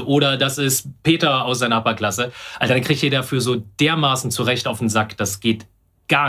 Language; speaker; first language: German; native; German